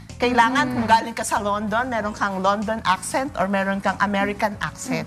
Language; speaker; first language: Filipino; native; Filipino